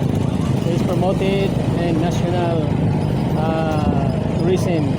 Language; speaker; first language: English; non-native, learner; Cebuano